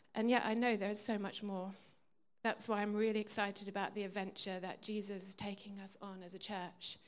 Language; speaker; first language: English; native; English